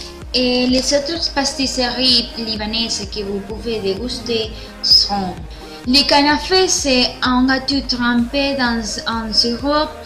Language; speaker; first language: French; non-native, learner; Spanish